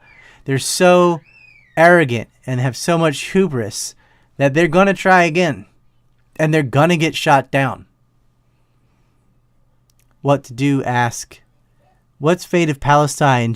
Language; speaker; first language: English; native; English